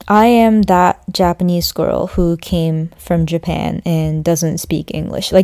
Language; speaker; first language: English; non-native, fluent; Japanese